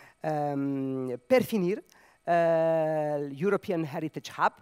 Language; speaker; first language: Italian; non-native, learner; Serbian